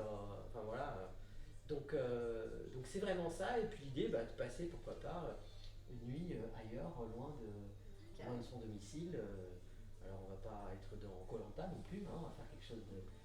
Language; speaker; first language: French; native; French